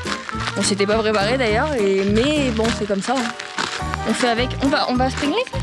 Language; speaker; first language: French; native; French